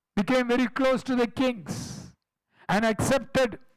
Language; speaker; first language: English; non-native, local second language; Tamil